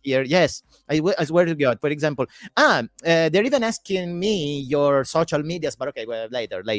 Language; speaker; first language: English; non-native, fluent; Italian